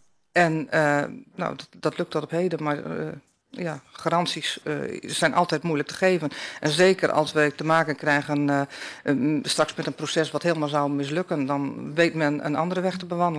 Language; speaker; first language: Dutch; native; Dutch